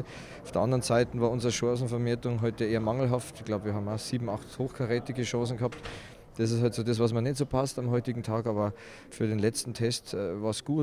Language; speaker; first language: German; native; German